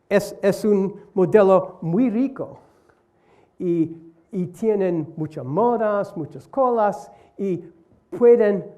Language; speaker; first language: Spanish; non-native, learner; English